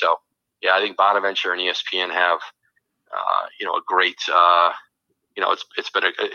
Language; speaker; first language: English; native; English